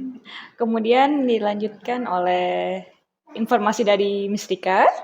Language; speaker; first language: Indonesian; native; Indonesian